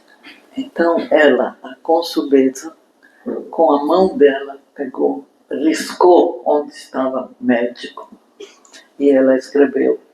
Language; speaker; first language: Portuguese; non-native, fluent; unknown